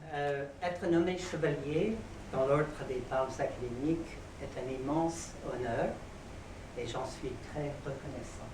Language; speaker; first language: French; non-native, fluent; English